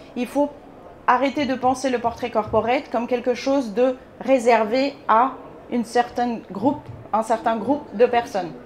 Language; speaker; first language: French; non-native, fluent; Bulgarian